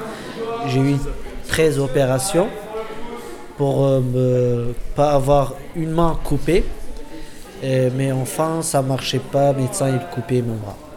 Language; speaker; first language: French; non-native, learner; Kurdish